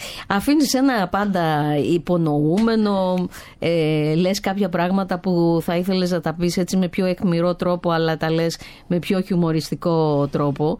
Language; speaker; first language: Greek; native; Greek